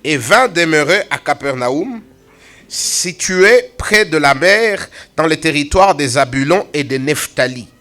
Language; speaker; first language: French; non-native, local second language; Swahili